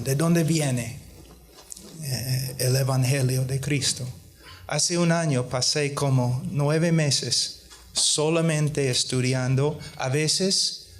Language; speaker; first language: Spanish; non-native, fluent; English